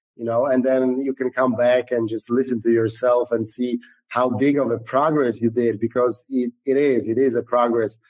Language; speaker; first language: English; non-native, fluent; Polish